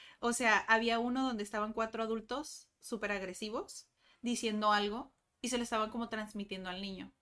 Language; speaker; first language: Spanish; native; Spanish